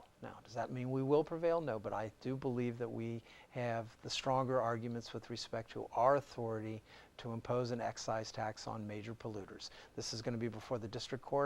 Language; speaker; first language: English; native; English